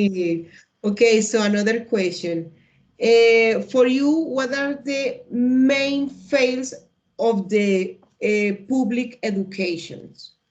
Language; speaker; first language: English; non-native, learner; Spanish